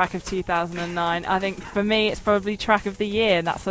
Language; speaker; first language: English; native; English